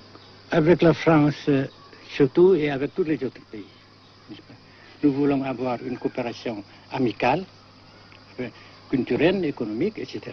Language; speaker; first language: French; non-native, fluent; Vietnamese